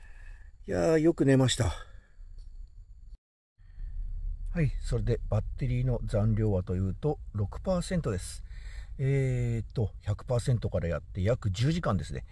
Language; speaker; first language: Japanese; native; Japanese